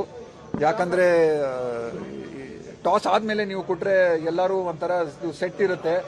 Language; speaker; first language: Kannada; non-native, local second language; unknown